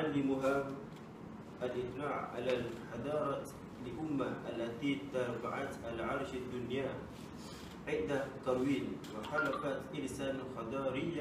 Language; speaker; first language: Arabic; non-native, learner; Malay